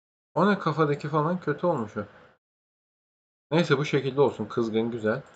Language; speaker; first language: Turkish; native; Turkish